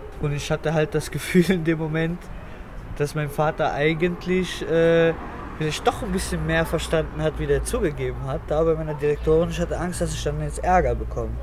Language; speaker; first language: German; early bilingual, other home language; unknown